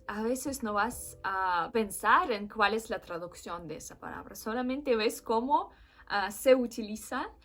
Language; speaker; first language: Spanish; non-native, fluent; Russian